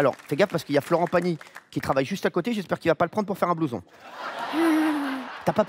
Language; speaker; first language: French; native; French